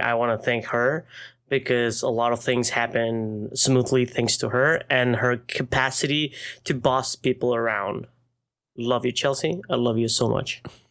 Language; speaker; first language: English; non-native, fluent; Spanish